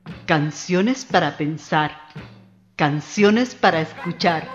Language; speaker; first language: Spanish; native; Spanish